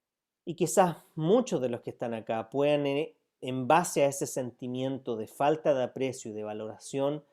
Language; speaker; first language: Spanish; native; Spanish